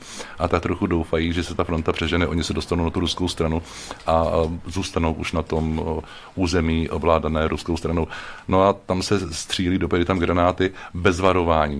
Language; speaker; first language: Czech; native; Czech